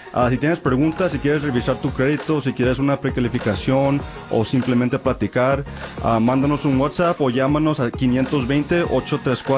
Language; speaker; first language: Spanish; early bilingual, heritage; Spanish